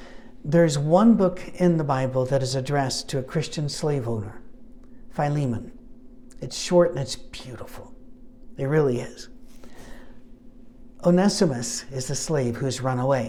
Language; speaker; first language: English; native; English